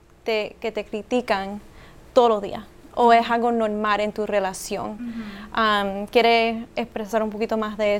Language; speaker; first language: Spanish; early bilingual, heritage; English